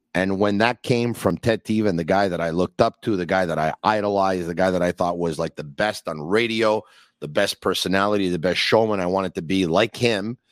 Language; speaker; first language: English; native; English